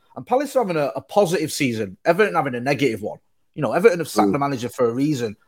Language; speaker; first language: English; native; English